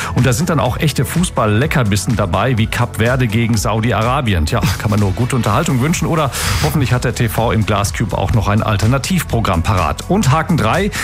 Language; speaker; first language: German; native; German